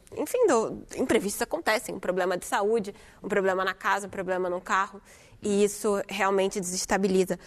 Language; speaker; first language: Portuguese; native; Portuguese